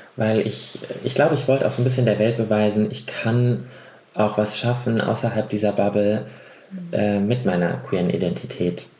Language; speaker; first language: German; native; German